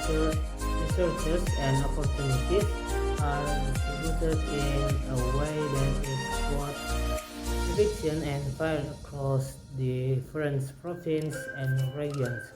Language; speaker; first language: English; non-native, learner; Indonesian